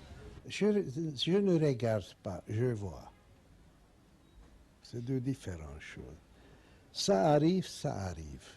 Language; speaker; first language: French; non-native, learner; Hungarian